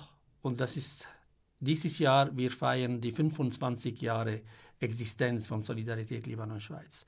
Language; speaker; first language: German; non-native, fluent; Arabic